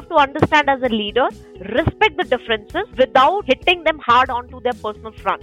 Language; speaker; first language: English; non-native, local second language; Hindi